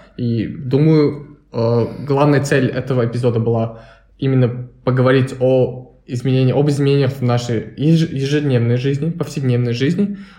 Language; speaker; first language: Russian; non-native, local second language; Uzbek